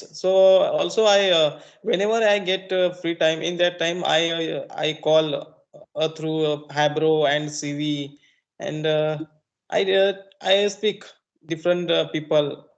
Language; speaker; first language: English; non-native, learner; Marathi